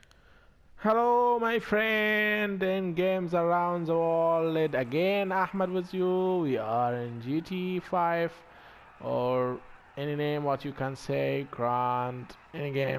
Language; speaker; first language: English; non-native, learner; Arabic